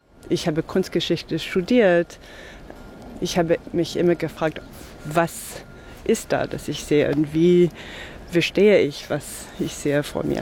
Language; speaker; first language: German; non-native, fluent; English